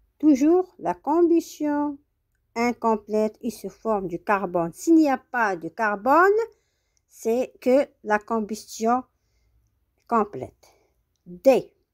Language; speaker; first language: French; non-native, local second language; Arabic